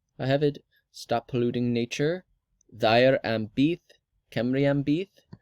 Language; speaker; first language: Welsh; non-native, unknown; English